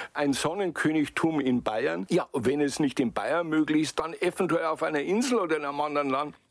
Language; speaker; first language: German; native; German